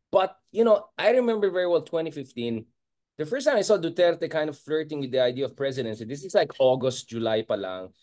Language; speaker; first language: English; non-native, local second language; Iloko